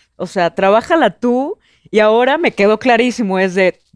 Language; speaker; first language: Spanish; native; Spanish